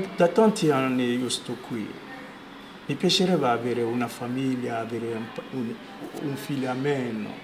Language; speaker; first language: Italian; non-native, learner; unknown